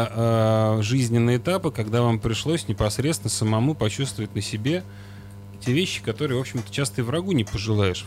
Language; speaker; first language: Russian; native; Russian